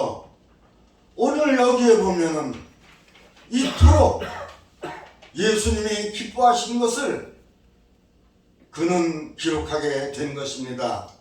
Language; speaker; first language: Korean; native; Korean